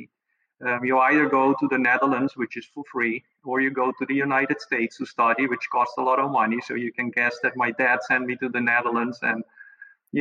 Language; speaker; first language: English; non-native, fluent; Papiamento